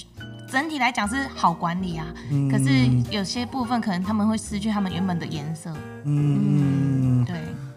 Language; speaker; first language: Chinese; native; Chinese